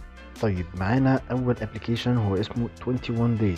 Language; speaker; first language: Arabic; native; Arabic